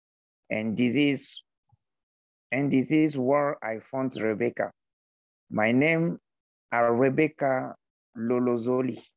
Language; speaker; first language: English; non-native, learner; Arabic